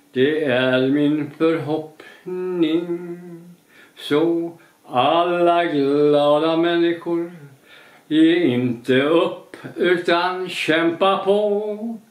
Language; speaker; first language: Swedish; native; Swedish